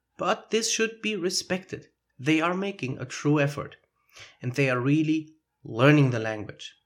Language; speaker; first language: English; non-native, fluent; German